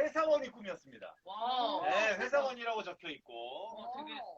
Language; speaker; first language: Korean; native; Korean